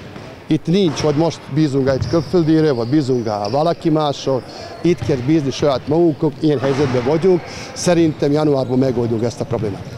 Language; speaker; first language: Hungarian; non-native, learner; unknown